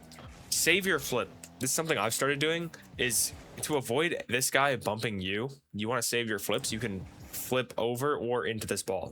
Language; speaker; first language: English; native; English